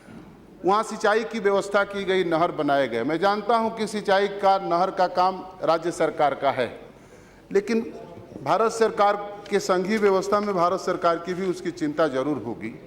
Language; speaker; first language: Hindi; native; Hindi